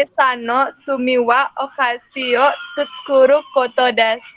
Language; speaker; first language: Japanese; non-native, learner; Indonesian